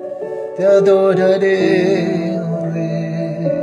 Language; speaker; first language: Spanish; native; Spanish